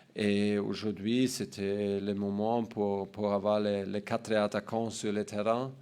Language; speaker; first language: French; non-native, learner; German